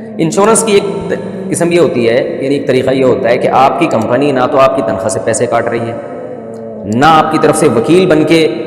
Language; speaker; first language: Urdu; native; Urdu